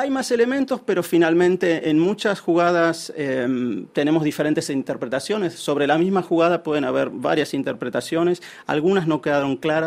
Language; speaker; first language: Spanish; native; Spanish